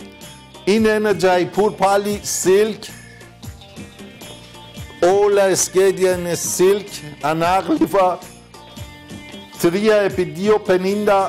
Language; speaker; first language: Greek; non-native, learner; Persian